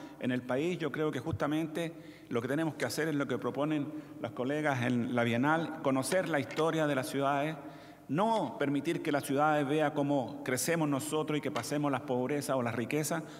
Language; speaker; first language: Spanish; native; Spanish